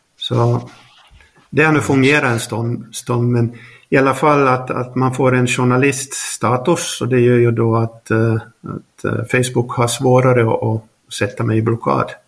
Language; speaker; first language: Swedish; native; Swedish